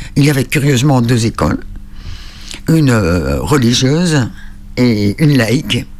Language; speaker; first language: French; native; French